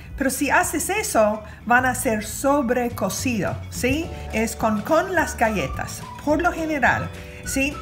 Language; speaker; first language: Spanish; non-native, fluent; English